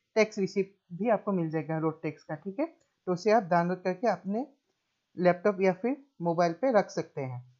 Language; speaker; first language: Hindi; non-native, local second language; Assamese